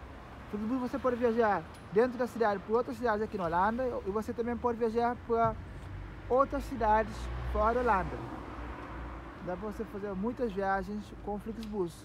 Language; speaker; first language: Portuguese; non-native, local second language; Kabuverdianu